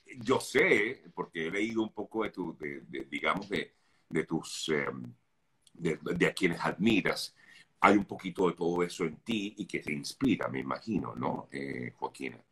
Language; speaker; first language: Spanish; native; Spanish